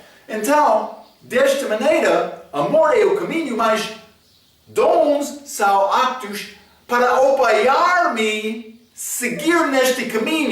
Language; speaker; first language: Portuguese; non-native, learner; English